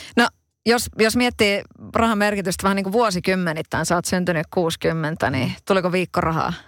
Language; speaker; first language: Finnish; native; Finnish